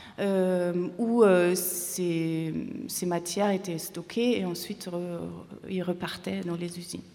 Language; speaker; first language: French; non-native, fluent; German